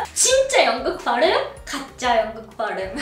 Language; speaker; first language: Korean; non-native, fluent; Arabic